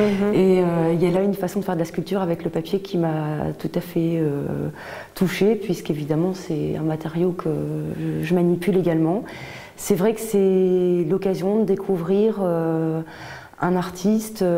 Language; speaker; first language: French; native; French